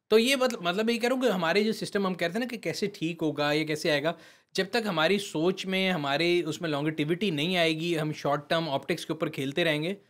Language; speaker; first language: Urdu; native; Urdu